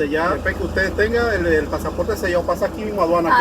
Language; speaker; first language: Spanish; native; Spanish